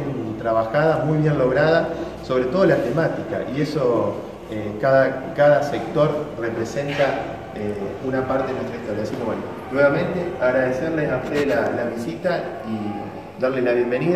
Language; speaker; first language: Spanish; native; Spanish